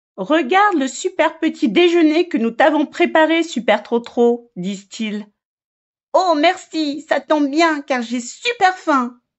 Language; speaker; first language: French; native; French